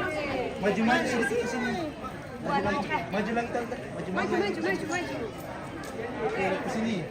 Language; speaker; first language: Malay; non-native, local second language; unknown